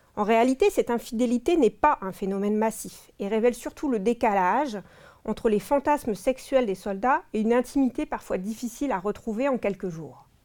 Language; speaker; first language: French; native; French